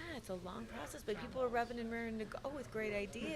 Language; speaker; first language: English; native; English